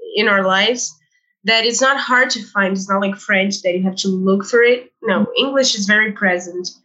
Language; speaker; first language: English; non-native, fluent; Portuguese